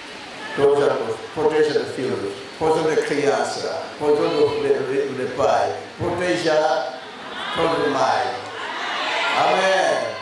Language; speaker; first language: Portuguese; non-native, learner; Lingala